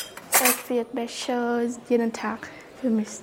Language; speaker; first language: German; non-native, learner; Vietnamese